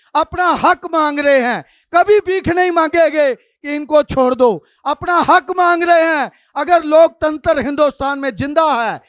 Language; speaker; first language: Hindi; non-native, local second language; Punjabi